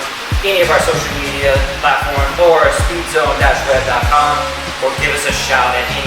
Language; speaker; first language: English; native; English